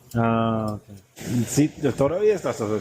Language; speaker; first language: Spanish; non-native, learner; English